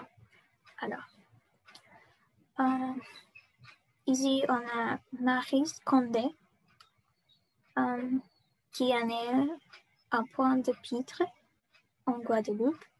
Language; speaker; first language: French; non-native, learner; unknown